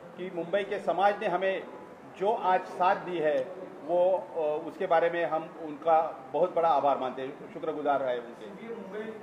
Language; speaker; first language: Hindi; non-native, local second language; Marathi